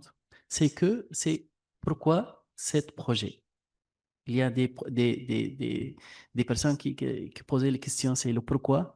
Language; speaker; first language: French; non-native, local second language; Arabic